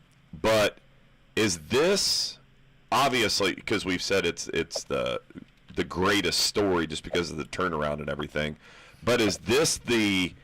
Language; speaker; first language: English; native; English